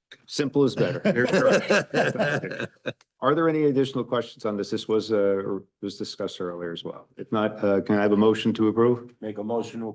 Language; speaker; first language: English; native; English